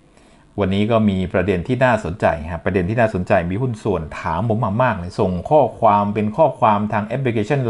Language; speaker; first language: Thai; native; Thai